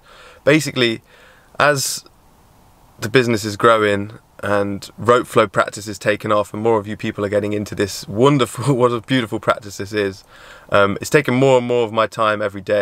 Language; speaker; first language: English; native; English